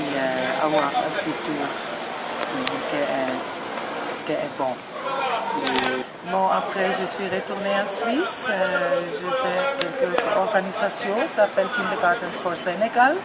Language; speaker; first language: French; non-native, learner; German